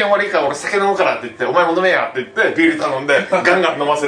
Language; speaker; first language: Japanese; native; Japanese